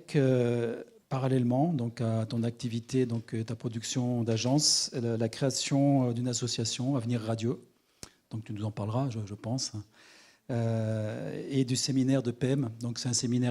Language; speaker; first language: French; native; French